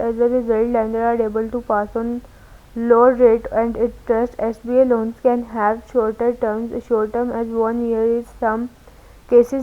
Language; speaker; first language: English; non-native, local second language; Urdu